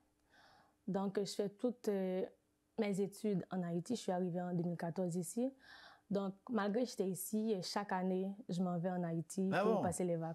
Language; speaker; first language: French; non-native, local second language; Haitian Creole